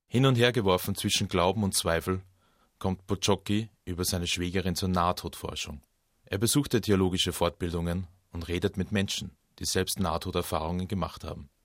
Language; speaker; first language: German; native; German